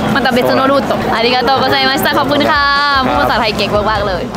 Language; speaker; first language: Japanese; non-native, fluent; Thai